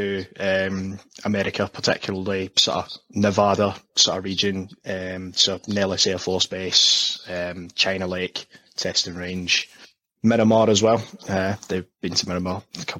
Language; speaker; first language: English; native; English